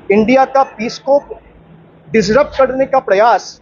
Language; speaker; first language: Hindi; non-native, local second language; Bangla